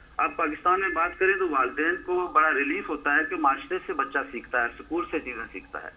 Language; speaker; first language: Urdu; native; Urdu